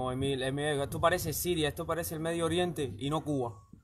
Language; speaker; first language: Spanish; native; Spanish